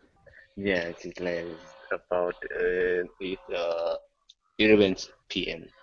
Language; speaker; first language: English; non-native, learner; Thai